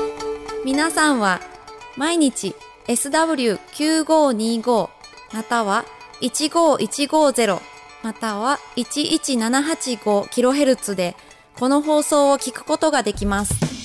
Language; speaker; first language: Japanese; non-native, fluent; Indonesian